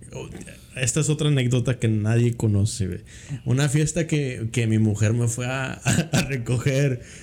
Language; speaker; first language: Spanish; early bilingual, heritage; Spanish